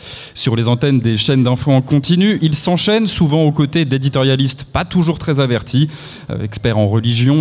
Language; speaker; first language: French; native; French